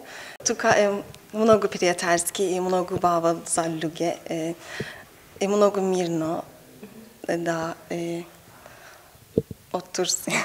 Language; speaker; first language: Macedonian; non-native, learner; Turkish